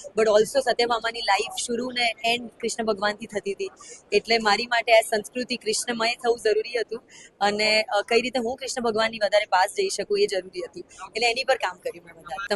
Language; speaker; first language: Gujarati; native; Gujarati